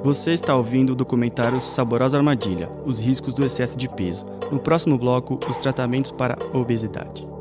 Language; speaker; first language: Portuguese; native; Portuguese